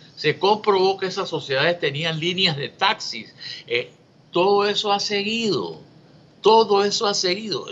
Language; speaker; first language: Spanish; native; Spanish